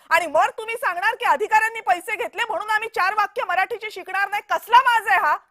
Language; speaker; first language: Marathi; native; Marathi